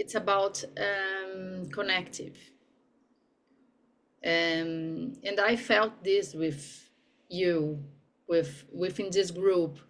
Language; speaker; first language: English; non-native, learner; Portuguese